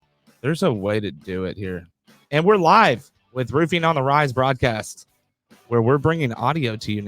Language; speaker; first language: English; native; English